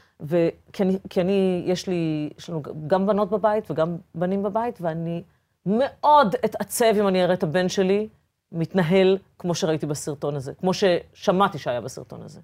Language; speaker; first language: Hebrew; early bilingual, other home language; Portuguese